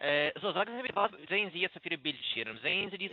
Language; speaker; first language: German; non-native, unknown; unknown